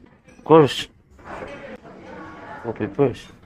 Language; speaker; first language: English; non-native, local second language; Filipino